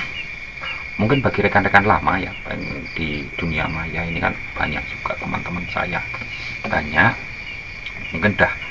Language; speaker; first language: Indonesian; non-native, local second language; Javanese